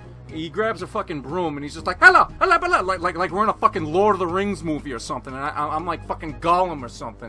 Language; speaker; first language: English; native; English